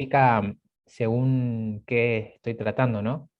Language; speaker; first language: Spanish; native; Spanish